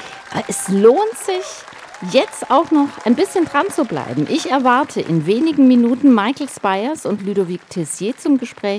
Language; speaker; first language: German; native; German